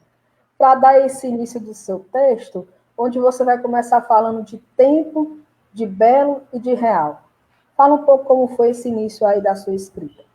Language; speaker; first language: Portuguese; native; Portuguese